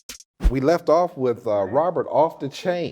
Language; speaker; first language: English; native; English